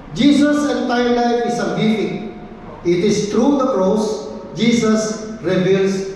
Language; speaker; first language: English; non-native, local second language; Filipino